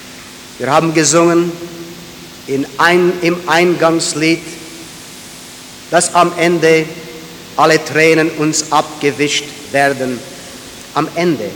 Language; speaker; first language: German; early bilingual, heritage; German